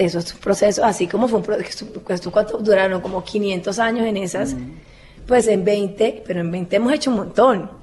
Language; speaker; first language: Spanish; native; Spanish